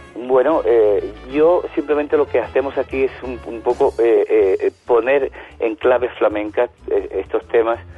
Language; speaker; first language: Spanish; native; Spanish